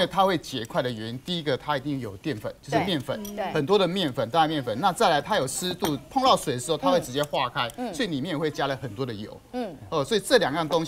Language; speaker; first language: Chinese; native; Chinese